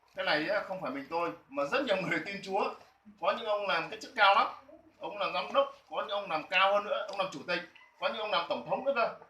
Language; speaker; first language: Vietnamese; native; Vietnamese